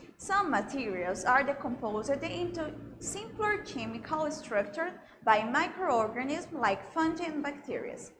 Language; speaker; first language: English; non-native, fluent; Portuguese